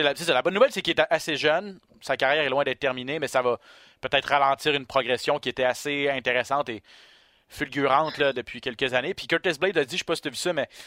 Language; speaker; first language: French; native; French